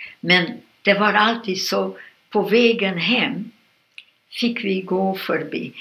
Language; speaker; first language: Swedish; non-native, fluent; Hungarian